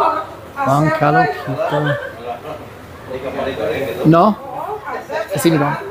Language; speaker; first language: Indonesian; non-native, fluent; English